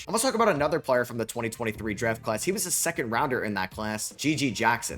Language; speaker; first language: English; native; English